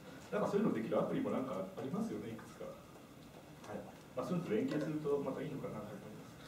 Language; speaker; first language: Japanese; native; Japanese